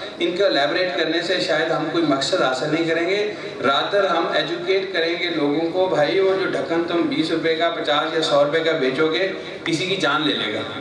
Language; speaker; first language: Urdu; non-native, local second language; Punjabi